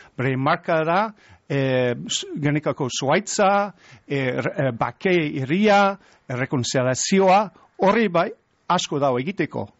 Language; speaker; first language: Basque; non-native, fluent; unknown